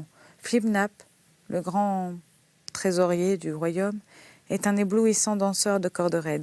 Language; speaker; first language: French; native; French